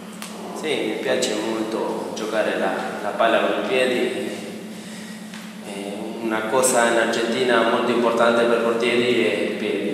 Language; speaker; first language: Italian; non-native, learner; Spanish